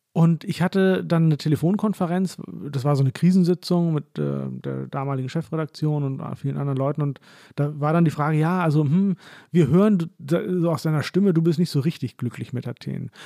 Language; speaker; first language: German; native; German